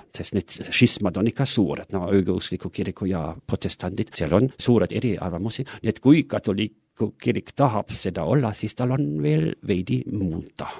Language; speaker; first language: Estonian; non-native, fluent; German